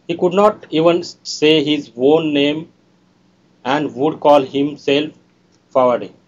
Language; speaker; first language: English; non-native, local second language; Marathi